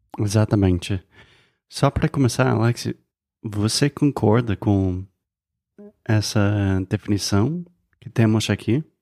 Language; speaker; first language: Portuguese; non-native, fluent; English